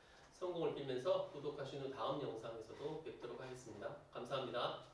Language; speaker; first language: Korean; native; Korean